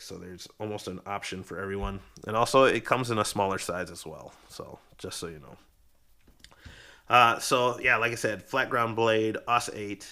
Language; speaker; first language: English; native; English